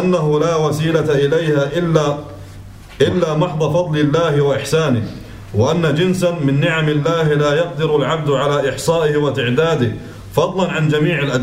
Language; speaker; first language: Arabic; native; Arabic